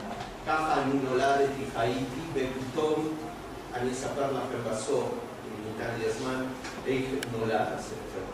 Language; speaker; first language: Hebrew; non-native, fluent; Spanish